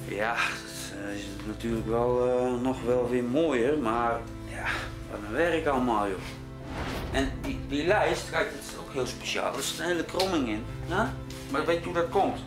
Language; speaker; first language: Dutch; early bilingual, other home language; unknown